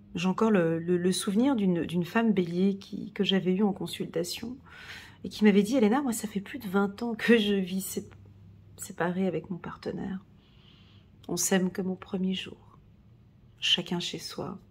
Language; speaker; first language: French; native; French